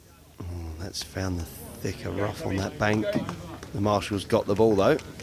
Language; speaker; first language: English; native; English